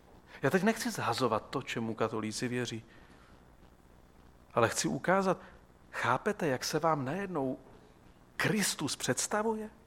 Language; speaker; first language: Czech; native; Czech